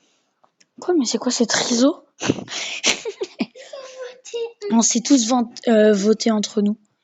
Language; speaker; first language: French; native; French